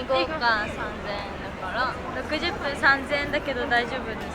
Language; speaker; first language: Japanese; native; Japanese